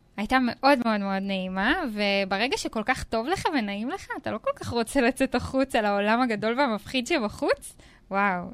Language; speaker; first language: Hebrew; native; Hebrew